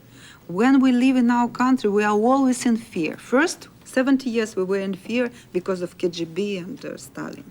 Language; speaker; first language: English; non-native, learner; Russian